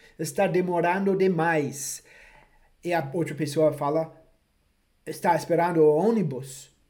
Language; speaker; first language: Portuguese; non-native, fluent; English